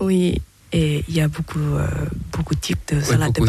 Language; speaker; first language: French; non-native, learner; Thai